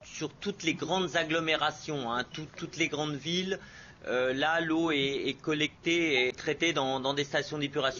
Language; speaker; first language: French; native; French